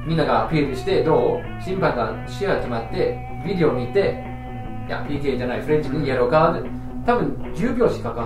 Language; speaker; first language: Japanese; non-native, fluent; English